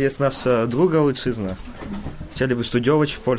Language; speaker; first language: Polish; non-native, fluent; Russian